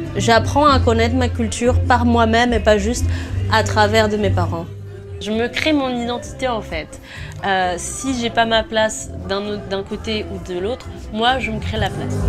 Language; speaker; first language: French; early bilingual, other home language; Spanish